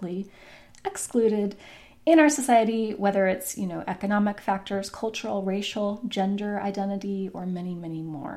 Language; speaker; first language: English; native; English